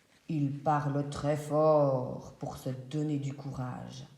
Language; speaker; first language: French; native; French